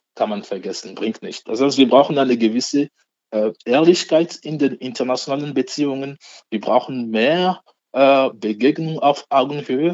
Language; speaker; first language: German; non-native, fluent; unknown